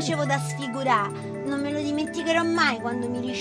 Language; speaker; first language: Italian; native; Italian